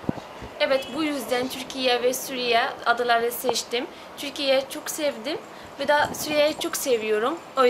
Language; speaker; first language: Turkish; early bilingual, other home language; Arabic